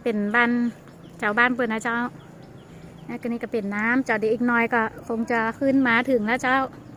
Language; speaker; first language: Thai; native; Thai